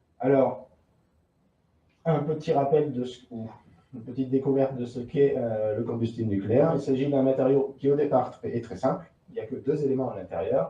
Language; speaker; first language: French; native; French